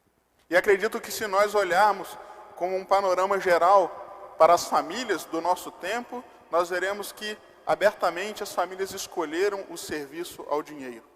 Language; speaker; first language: Portuguese; native; Portuguese